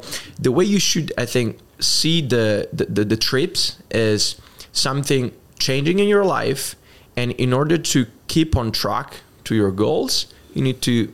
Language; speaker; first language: English; non-native, fluent; Italian